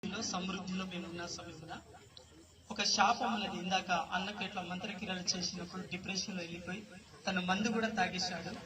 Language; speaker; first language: Telugu; non-native, local second language; Lambadi